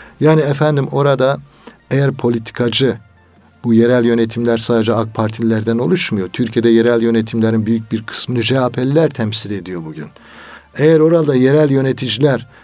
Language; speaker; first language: Turkish; native; Turkish